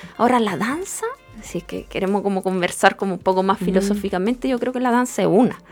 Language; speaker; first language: Spanish; non-native, fluent; Italian